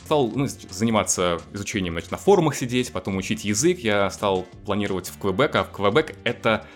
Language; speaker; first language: Russian; native; Russian